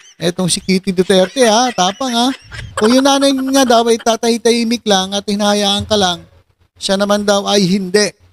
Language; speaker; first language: Filipino; native; Filipino